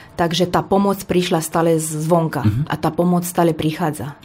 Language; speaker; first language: Slovak; non-native, fluent; Romanian